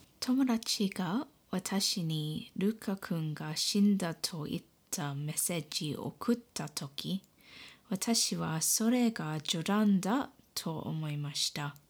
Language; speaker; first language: Japanese; non-native, learner; English